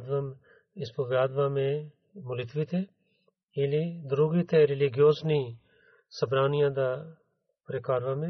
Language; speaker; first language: Bulgarian; non-native, learner; Urdu